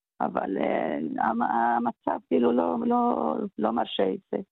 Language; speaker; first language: Hebrew; non-native, local second language; Arabic